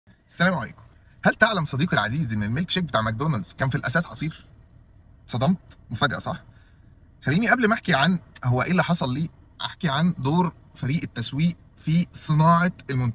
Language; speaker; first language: Arabic; native; Arabic